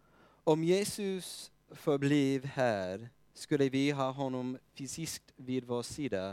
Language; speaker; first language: Swedish; non-native, fluent; English